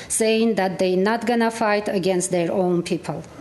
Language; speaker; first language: English; non-native, fluent; Armenian